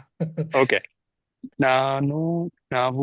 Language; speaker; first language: Kannada; non-native, learner; Telugu